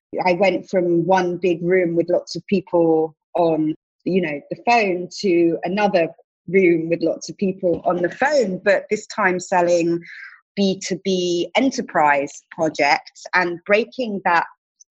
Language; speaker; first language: English; native; English